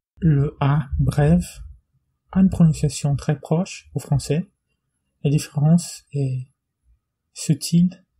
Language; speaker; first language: French; non-native, fluent; Portuguese